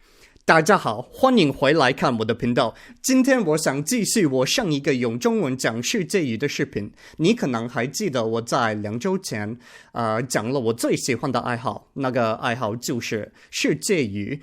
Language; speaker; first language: Chinese; non-native, learner; English